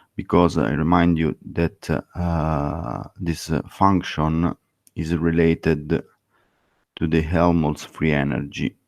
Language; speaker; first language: English; non-native, fluent; Italian